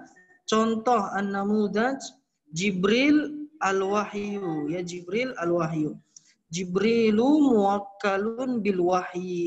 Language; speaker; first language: Arabic; non-native, fluent; Indonesian